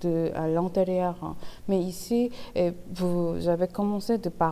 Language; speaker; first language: French; non-native, fluent; Korean